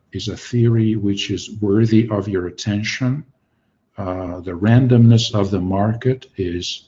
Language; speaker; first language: English; non-native, fluent; Hungarian